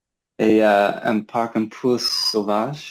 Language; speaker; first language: French; non-native, learner; English